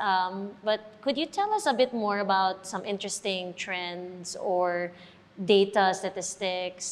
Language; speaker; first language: English; non-native, local second language; Filipino